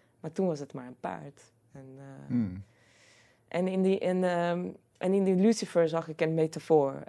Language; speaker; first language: Dutch; non-native, fluent; Croatian